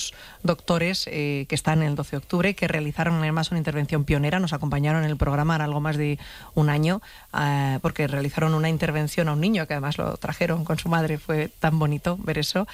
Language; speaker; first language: Spanish; native; Spanish